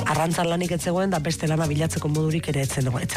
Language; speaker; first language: Basque; native; Basque